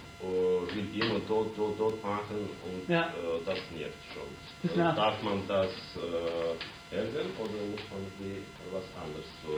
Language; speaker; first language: German; non-native, learner; Russian